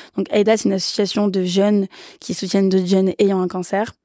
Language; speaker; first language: French; early bilingual, other home language; Kabuverdianu